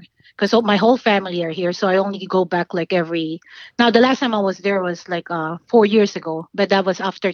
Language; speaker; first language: English; non-native, local second language; Filipino